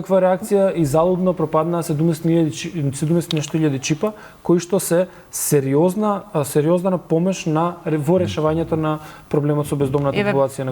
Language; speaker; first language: Macedonian; native; Macedonian